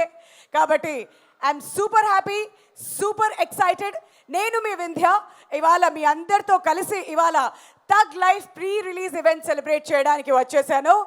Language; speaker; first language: Telugu; native; Telugu